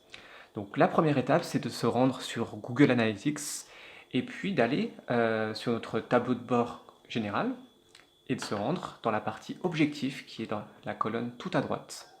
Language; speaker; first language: French; native; French